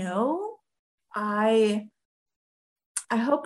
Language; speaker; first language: English; non-native, fluent; Ukrainian